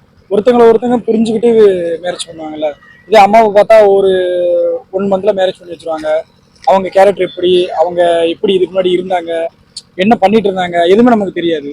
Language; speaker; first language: Tamil; native; Tamil